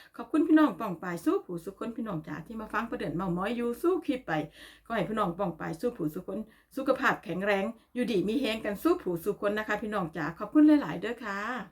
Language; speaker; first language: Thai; native; Thai